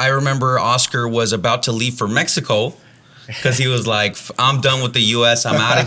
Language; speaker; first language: English; native; English